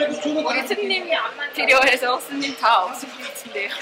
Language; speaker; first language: Korean; non-native, learner; English